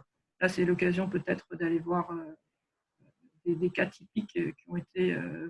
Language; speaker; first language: French; native; French